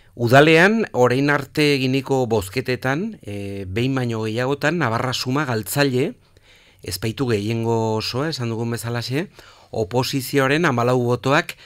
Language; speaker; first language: Basque; native; Basque